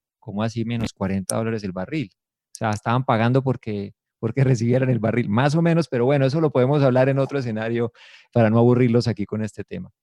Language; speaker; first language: Spanish; native; Spanish